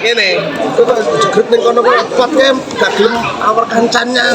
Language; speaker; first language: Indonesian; non-native, local second language; Javanese